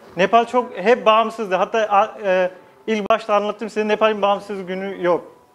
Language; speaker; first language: Turkish; non-native, fluent; Nepali